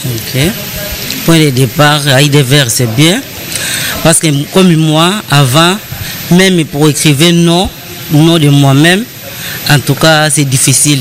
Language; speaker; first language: French; non-native, learner; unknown